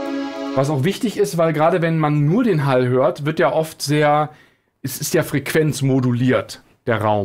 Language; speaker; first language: German; native; German